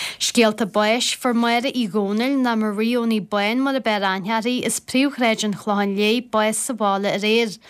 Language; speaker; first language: Irish; native; Irish